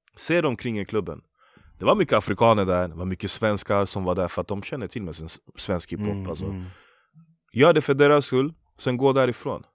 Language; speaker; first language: Swedish; early bilingual, other home language; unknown